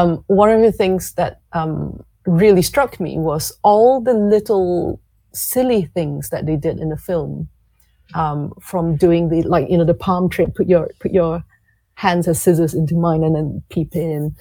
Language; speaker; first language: English; non-native, local second language; Cantonese